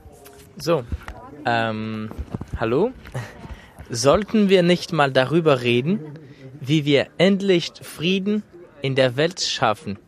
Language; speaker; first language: German; non-native, fluent; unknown